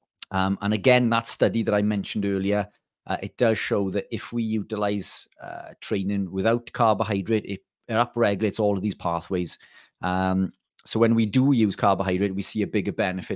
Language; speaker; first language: English; native; English